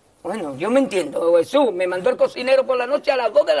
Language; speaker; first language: Spanish; native; Spanish